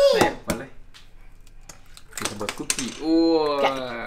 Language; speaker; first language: Indonesian; native; Indonesian